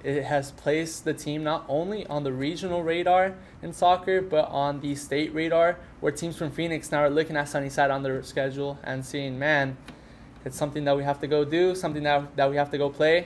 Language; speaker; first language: English; early bilingual, other home language; Spanish